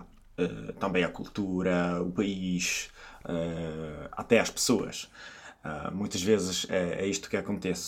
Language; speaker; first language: Portuguese; non-native, fluent; Italian